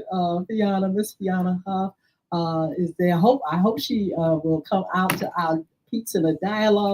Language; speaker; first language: English; native; English